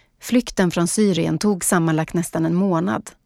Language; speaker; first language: Swedish; native; Swedish